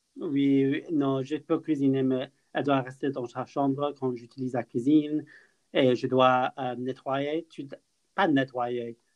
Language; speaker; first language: French; non-native, fluent; English